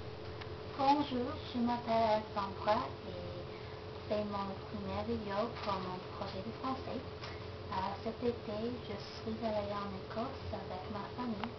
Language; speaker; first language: French; non-native, learner; English